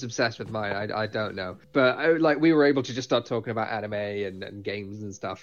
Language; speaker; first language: English; native; English